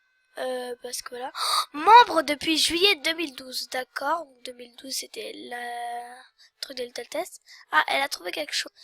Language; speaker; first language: French; native; French